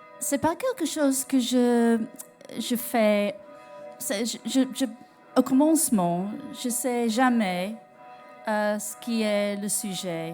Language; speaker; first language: French; non-native, learner; English